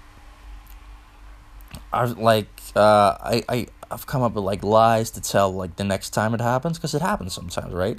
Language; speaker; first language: English; non-native, fluent; Danish